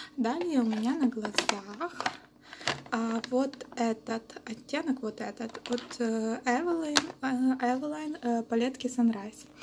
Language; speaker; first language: Russian; non-native, local second language; Ukrainian